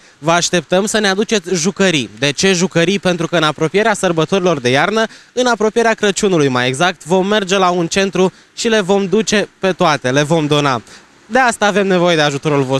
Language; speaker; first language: Romanian; native; Romanian